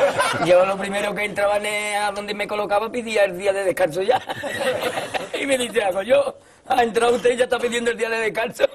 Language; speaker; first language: Spanish; native; Spanish